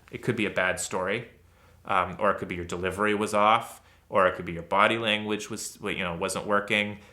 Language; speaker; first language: English; native; English